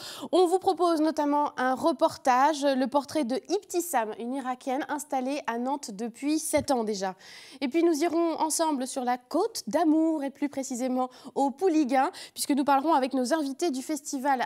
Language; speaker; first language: French; native; French